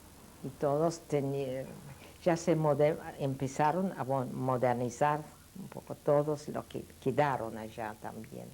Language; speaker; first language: Spanish; non-native, fluent; Yiddish